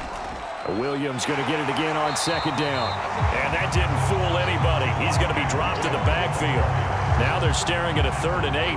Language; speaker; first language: English; native; English